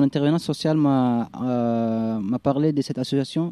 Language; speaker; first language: French; non-native, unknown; Arabic